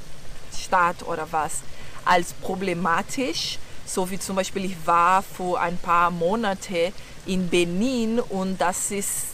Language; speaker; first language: German; non-native, learner; Portuguese